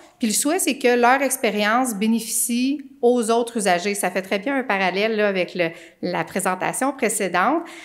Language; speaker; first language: French; native; French